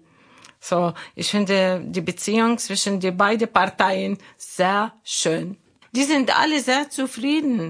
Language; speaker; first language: German; non-native, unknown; Arabic